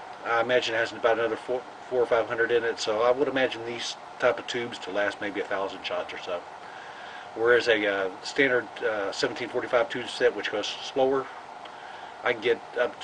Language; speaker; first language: English; native; English